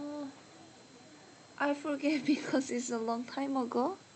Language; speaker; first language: English; non-native, learner; Korean